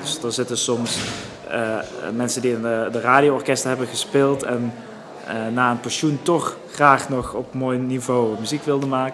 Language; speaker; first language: Dutch; native; Dutch